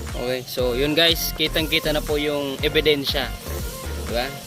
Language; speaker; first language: Filipino; non-native, local second language; Bikol